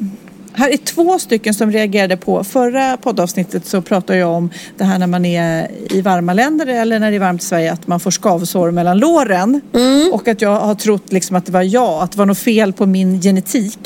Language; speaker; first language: Swedish; native; Swedish